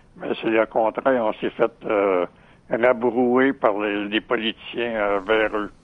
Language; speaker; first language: French; native; French